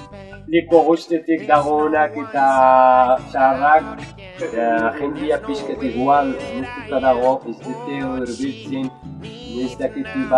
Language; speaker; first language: Basque; non-native, learner; Arabic